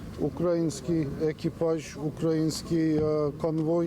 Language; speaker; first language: Ukrainian; non-native, learner; Turkish